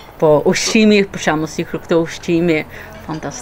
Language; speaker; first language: Albanian; early bilingual, heritage; Albanian